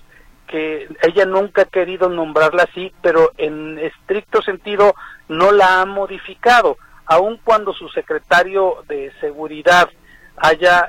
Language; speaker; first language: Spanish; native; Spanish